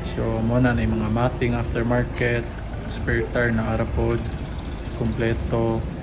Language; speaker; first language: Cebuano; native; Cebuano